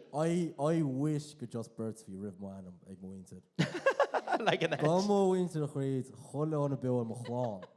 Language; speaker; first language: Irish; native; Irish